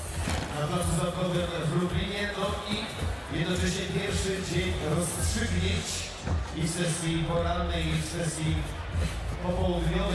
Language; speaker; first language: Polish; native; Polish